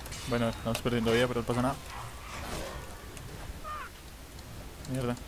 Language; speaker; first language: Spanish; native; Spanish